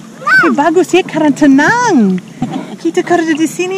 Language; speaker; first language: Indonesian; non-native, fluent; English